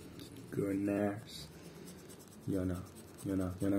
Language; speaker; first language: French; native; French